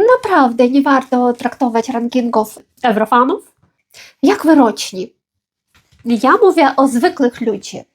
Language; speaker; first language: Polish; non-native, fluent; Ukrainian